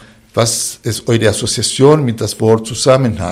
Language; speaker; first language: German; non-native, fluent; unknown